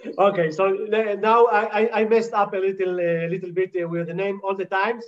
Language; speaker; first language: English; non-native, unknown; Hebrew